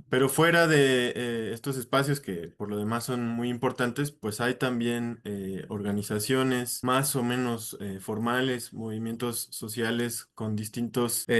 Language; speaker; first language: Spanish; native; Spanish